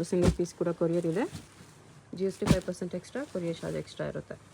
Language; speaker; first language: Kannada; native; Kannada